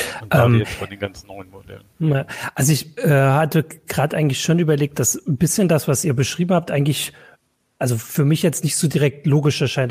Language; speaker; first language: German; native; German